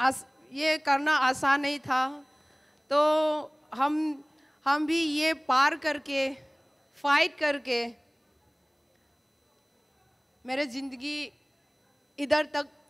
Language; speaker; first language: Hindi; non-native, local second language; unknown